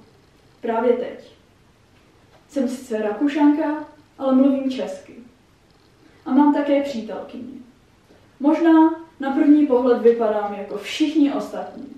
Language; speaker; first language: Czech; early bilingual, heritage; Czech